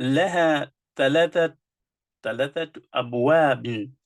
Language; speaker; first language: Arabic; non-native, fluent; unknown